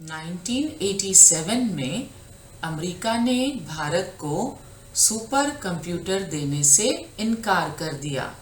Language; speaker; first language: Urdu; native; Urdu